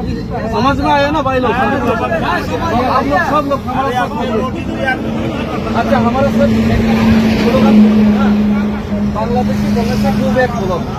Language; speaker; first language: Hindi; non-native, local second language; Kok Borok